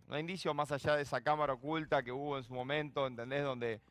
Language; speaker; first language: Spanish; native; Spanish